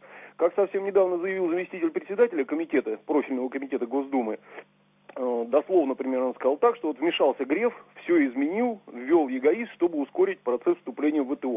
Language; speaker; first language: Russian; native; Russian